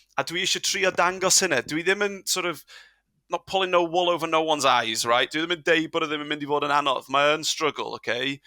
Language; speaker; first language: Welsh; non-native, local second language; English